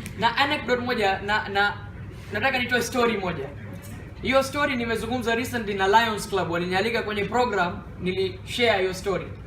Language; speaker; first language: Swahili; non-native, local second language; Gujarati